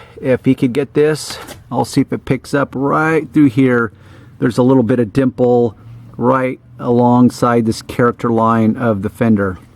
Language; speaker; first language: English; native; English